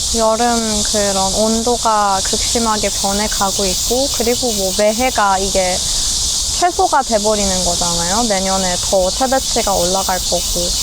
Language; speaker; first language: Korean; non-native, fluent; Persian